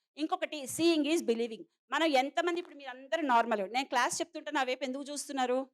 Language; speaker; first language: Telugu; native; Telugu